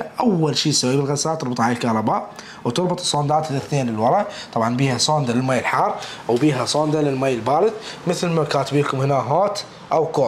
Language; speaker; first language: Arabic; native; Arabic